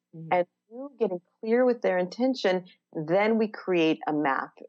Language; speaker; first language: English; non-native, fluent; Hebrew